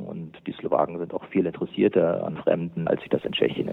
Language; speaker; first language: German; native; German